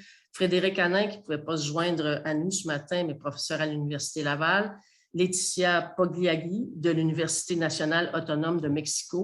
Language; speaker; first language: French; native; French